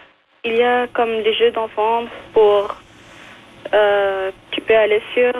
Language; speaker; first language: French; non-native, local second language; English